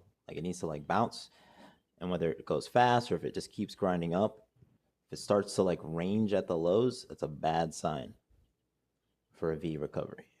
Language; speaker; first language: English; native; English